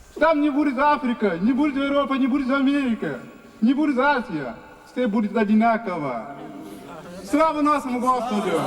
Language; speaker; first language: Russian; non-native, fluent; Portuguese